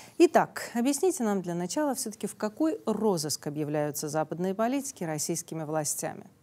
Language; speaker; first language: Russian; native; Russian